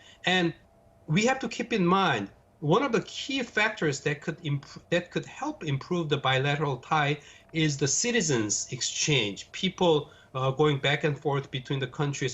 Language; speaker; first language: English; non-native, fluent; Korean